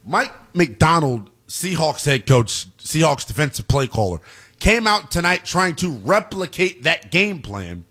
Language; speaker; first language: English; native; English